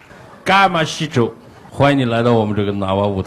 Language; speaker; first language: Chinese; non-native, local second language; Uyghur